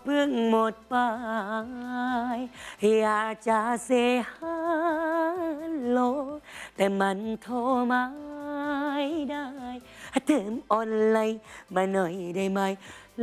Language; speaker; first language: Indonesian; non-native, fluent; Thai